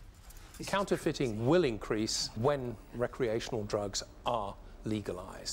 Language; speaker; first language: English; native; English